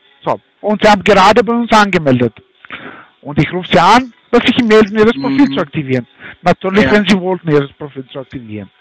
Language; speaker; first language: German; non-native, learner; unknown